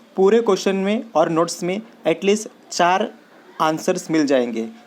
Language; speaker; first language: Hindi; non-native, local second language; Marathi